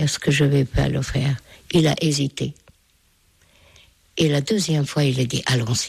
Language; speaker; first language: French; non-native, fluent; Hungarian